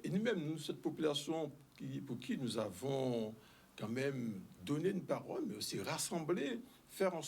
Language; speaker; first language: French; native; French